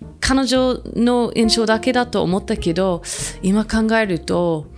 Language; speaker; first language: Japanese; non-native, fluent; English